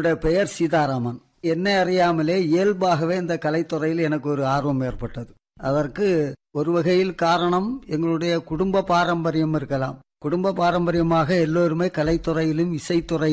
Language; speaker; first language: Tamil; native; Tamil